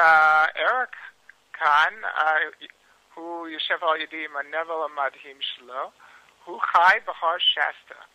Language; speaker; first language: Hebrew; non-native, learner; English